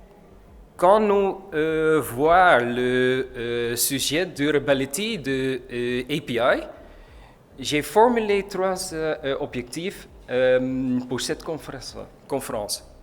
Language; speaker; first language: French; non-native, learner; Dutch